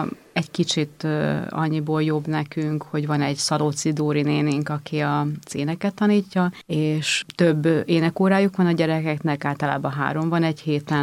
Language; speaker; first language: Hungarian; native; Hungarian